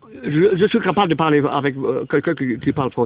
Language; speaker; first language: French; non-native, learner; German